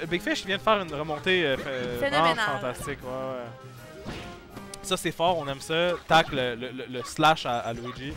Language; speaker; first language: French; native; French